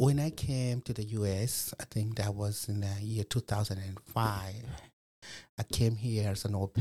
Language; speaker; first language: English; non-native, local second language; Nyanja